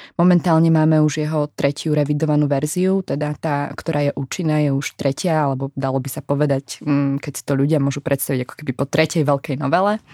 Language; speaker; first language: Slovak; native; Slovak